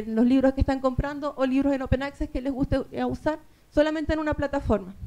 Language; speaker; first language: Spanish; native; Spanish